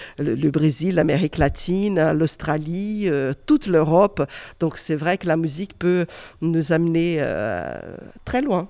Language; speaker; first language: French; non-native, fluent; Portuguese